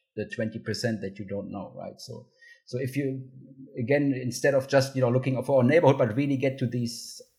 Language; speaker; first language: English; non-native, fluent; German